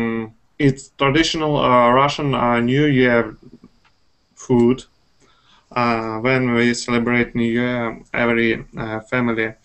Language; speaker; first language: English; non-native, fluent; Russian